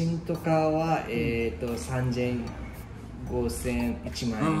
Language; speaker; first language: Japanese; non-native, fluent; Nepali